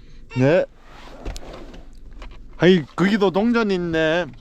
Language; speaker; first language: Korean; early bilingual, heritage; English